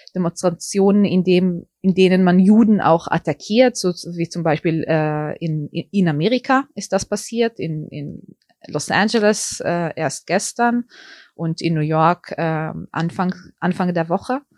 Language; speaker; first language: German; early bilingual, heritage; German